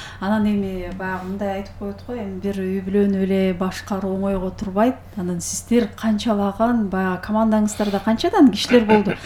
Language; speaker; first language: Kyrgyz; native; Kyrgyz